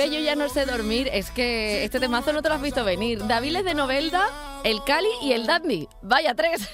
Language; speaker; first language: Spanish; native; Spanish